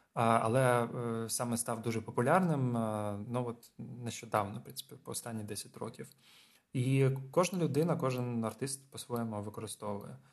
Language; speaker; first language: Ukrainian; non-native, local second language; Russian